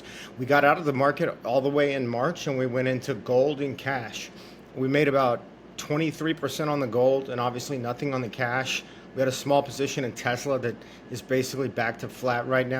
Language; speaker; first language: English; native; English